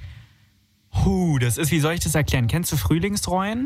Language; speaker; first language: German; native; German